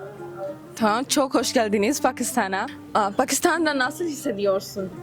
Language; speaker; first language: Turkish; non-native, learner; Urdu